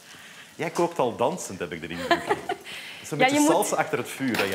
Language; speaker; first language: Dutch; native; Dutch